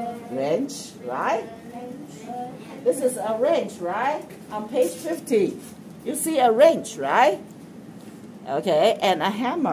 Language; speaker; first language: English; non-native, fluent; Chinese